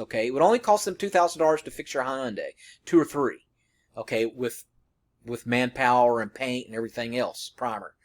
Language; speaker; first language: English; native; English